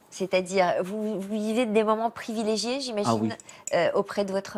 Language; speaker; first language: French; native; French